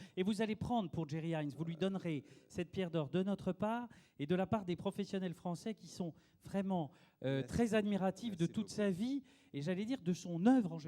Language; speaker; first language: French; native; French